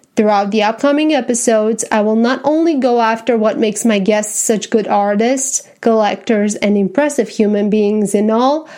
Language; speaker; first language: English; non-native, fluent; Romanian